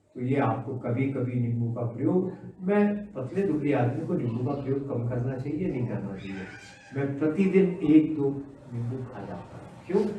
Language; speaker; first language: Hindi; native; Hindi